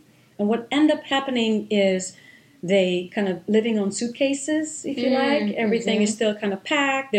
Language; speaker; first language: English; non-native, fluent; Hebrew